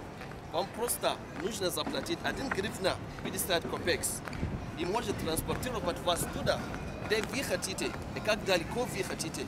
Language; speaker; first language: Russian; non-native, learner; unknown